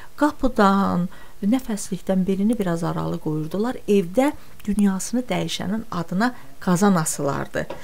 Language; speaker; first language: Azerbaijani; non-native, local second language; Talysh